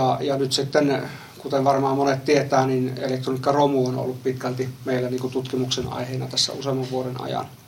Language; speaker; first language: Finnish; native; Finnish